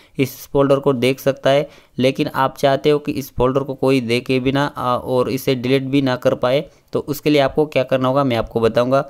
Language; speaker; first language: Hindi; non-native, local second language; Marathi